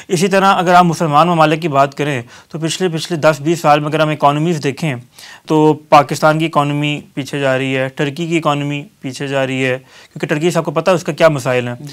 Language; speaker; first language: Urdu; native; Urdu